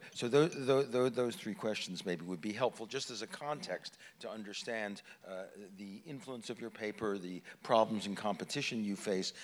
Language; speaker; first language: English; native; English